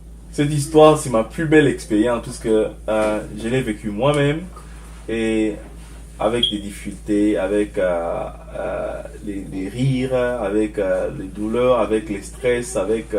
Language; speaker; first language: French; non-native, local second language; Lingala